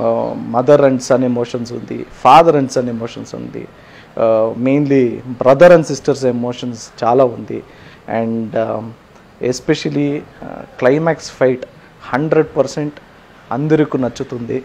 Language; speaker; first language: Telugu; non-native, learner; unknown